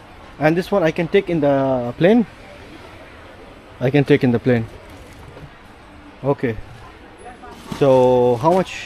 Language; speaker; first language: English; non-native, fluent; Urdu